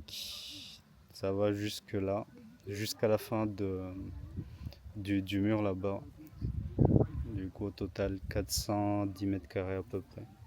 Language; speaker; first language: French; native; French